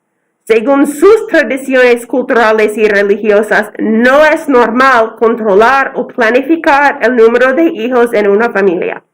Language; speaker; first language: Spanish; non-native, fluent; English